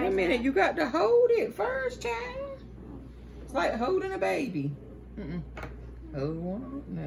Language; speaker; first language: English; native; English